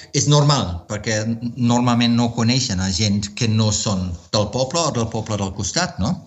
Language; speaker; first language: Catalan; non-native, fluent; German